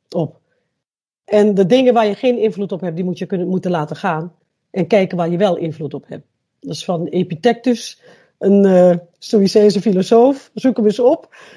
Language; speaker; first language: Dutch; native; Dutch